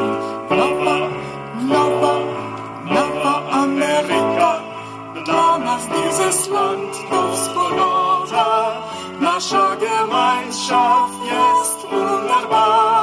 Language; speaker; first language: German; native; German